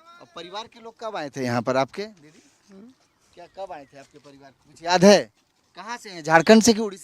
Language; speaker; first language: Hindi; native; Hindi